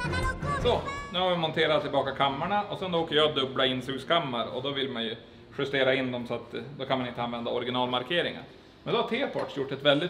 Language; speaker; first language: Swedish; native; Swedish